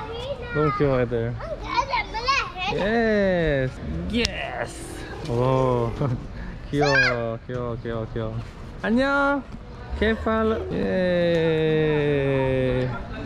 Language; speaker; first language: English; non-native, learner; Korean